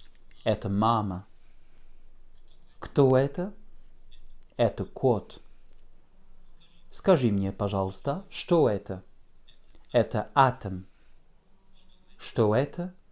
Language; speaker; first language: Russian; non-native, fluent; French